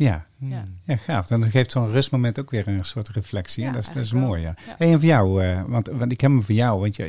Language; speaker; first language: Dutch; native; Dutch